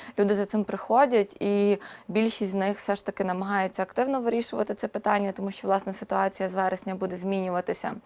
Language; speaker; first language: Ukrainian; native; Ukrainian